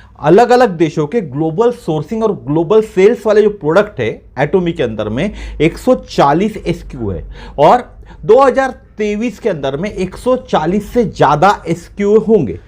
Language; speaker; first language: Hindi; non-native, local second language; Marathi